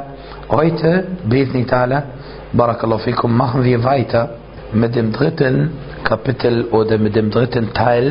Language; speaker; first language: German; non-native, fluent; Arabic